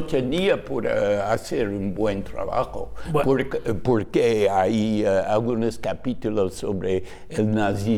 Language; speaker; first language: Spanish; non-native, fluent; English